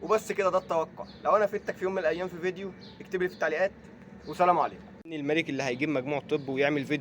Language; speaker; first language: Arabic; native; Arabic